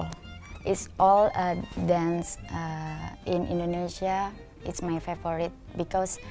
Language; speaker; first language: English; non-native, learner; Indonesian